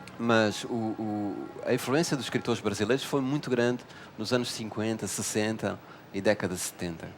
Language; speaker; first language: Portuguese; native; Portuguese